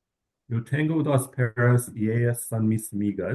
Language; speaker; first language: Spanish; non-native, learner; English